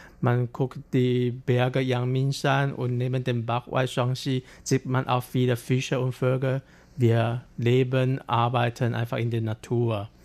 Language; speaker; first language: German; non-native, fluent; Chinese